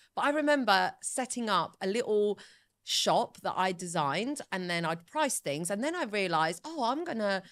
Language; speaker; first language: English; early bilingual, other home language; Italian